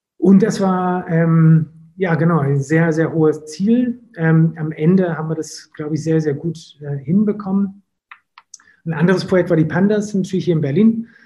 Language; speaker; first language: German; non-native, fluent; English